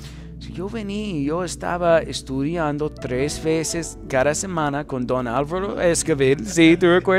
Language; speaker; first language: Spanish; non-native, fluent; English